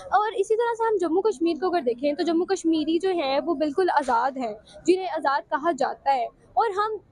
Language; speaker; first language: Urdu; native; Urdu